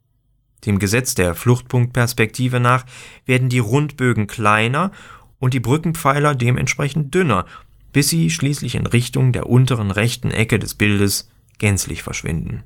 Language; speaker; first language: German; native; German